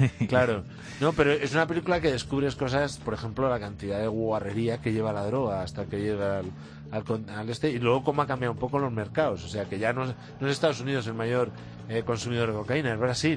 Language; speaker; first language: Spanish; native; Spanish